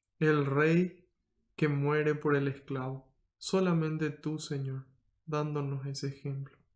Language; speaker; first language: Spanish; native; Spanish